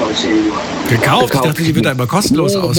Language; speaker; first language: German; native; German